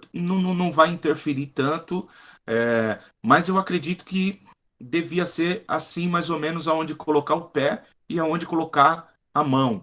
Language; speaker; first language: Portuguese; native; Portuguese